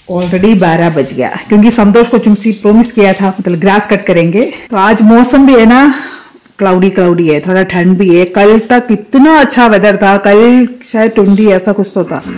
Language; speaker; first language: Hindi; non-native, local second language; Malayalam